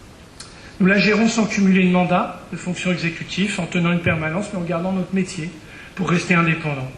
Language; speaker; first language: French; native; French